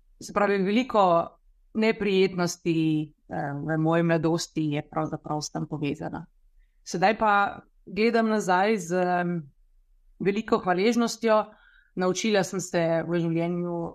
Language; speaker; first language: Slovenian; native; Slovenian